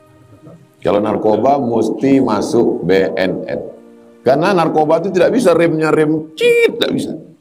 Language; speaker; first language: Malay; native; Malay